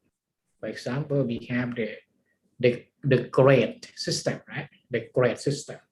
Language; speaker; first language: English; non-native, learner; Thai